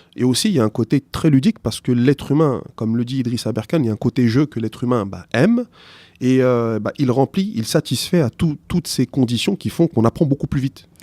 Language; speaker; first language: French; early bilingual, other home language; Arabic